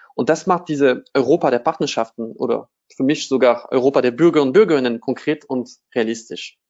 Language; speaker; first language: German; non-native, fluent; French